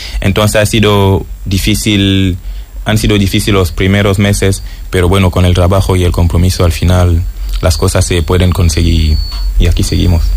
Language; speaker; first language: Spanish; non-native, fluent; French